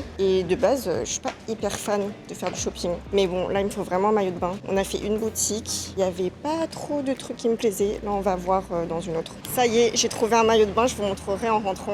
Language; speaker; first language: French; native; French